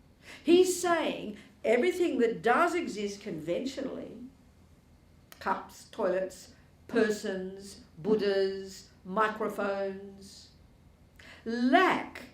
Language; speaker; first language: English; native; English